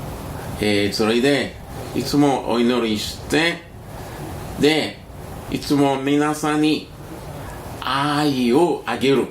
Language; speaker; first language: Japanese; non-native, learner; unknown